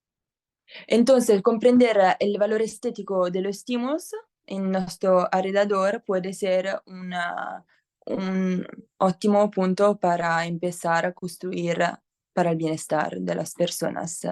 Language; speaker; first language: Spanish; non-native, learner; Italian